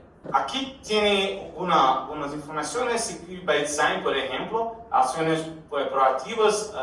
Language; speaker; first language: Spanish; non-native, learner; Portuguese